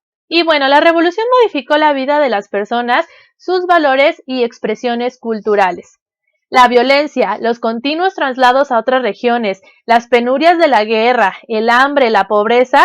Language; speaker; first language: Spanish; native; Spanish